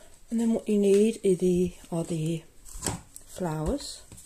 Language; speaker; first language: English; native; English